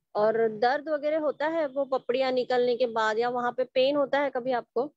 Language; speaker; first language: Hindi; native; Hindi